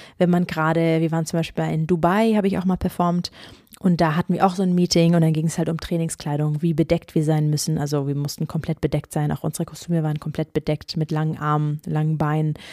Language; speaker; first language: German; native; German